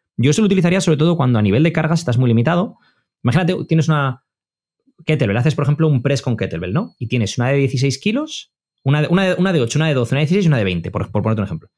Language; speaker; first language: Spanish; native; Spanish